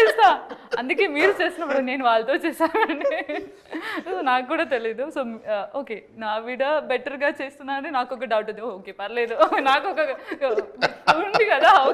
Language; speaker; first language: Telugu; non-native, learner; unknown